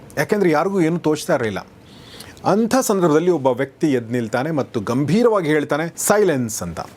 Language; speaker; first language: Kannada; native; Kannada